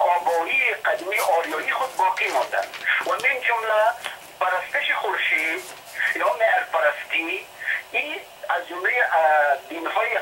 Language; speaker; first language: Persian; non-native, local second language; Shughni